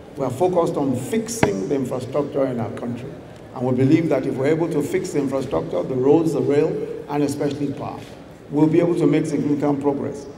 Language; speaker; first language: English; non-native, local second language; Yoruba